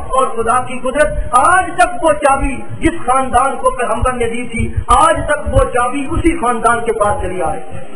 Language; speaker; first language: Urdu; non-native, local second language; Punjabi